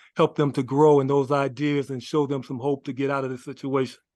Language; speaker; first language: English; native; English